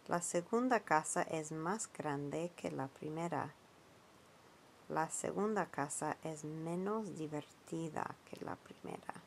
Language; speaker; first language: Spanish; non-native, fluent; English